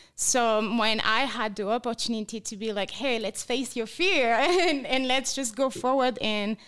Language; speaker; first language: English; non-native, fluent; French